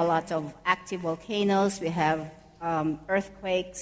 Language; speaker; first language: English; non-native, local second language; Filipino